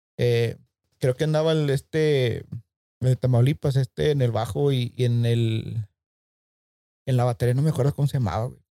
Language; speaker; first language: Spanish; early bilingual, heritage; Spanish